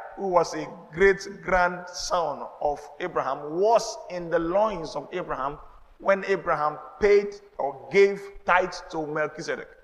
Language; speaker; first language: English; non-native, local second language; Yoruba